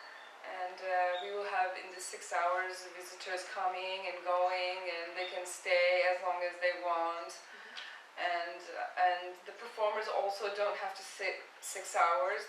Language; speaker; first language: English; non-native, fluent; Turkish